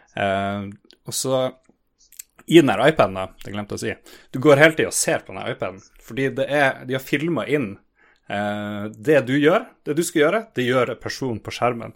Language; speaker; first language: Norwegian; native; Norwegian